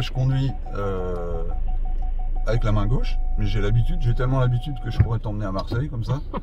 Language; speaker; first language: French; native; French